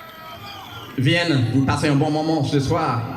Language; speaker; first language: French; non-native, learner; English